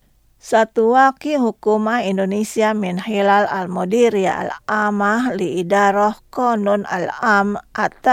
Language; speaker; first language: Arabic; non-native, fluent; Indonesian